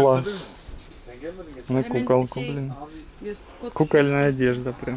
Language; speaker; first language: Russian; native; Russian